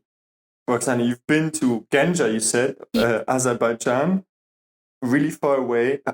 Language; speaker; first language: English; non-native, fluent; German